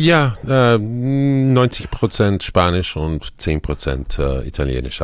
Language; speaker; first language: German; non-native, fluent; Croatian